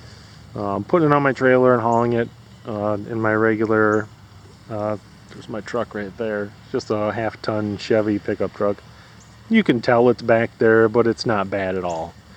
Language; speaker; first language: English; native; English